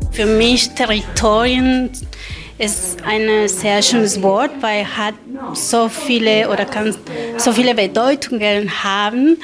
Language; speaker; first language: German; non-native, learner; Spanish